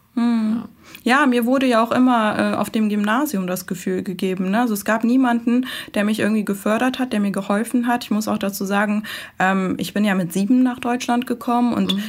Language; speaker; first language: German; early bilingual, other home language; Persian